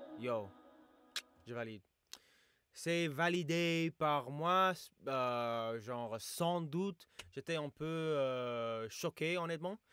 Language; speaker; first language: French; non-native, fluent; English